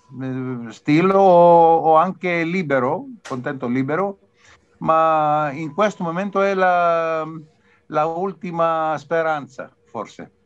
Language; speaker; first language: Italian; non-native, learner; Greek